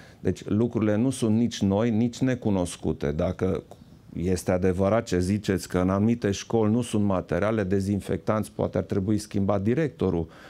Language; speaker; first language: Romanian; non-native, local second language; German